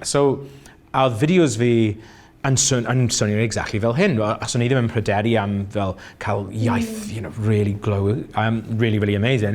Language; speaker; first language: Welsh; non-native, local second language; English